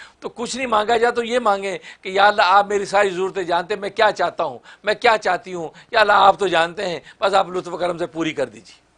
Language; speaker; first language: Urdu; native; Urdu